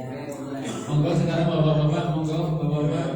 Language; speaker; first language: Indonesian; native; Indonesian